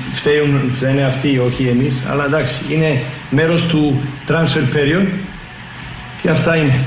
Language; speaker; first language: Greek; non-native, fluent; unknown